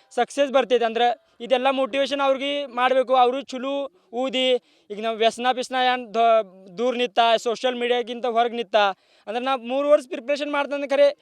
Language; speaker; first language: Kannada; non-native, local second language; Marathi